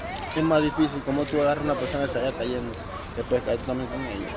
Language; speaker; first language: Spanish; native; Spanish